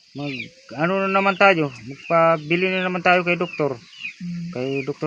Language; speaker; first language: Filipino; native; Filipino